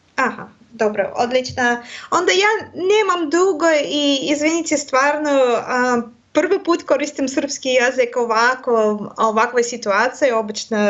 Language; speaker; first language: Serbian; non-native, learner; Russian